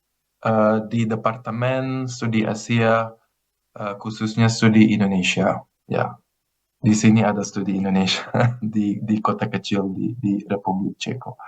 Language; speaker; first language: Indonesian; non-native, fluent; Greek